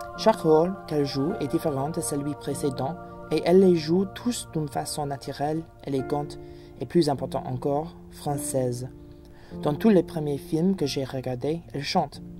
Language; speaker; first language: French; non-native, fluent; English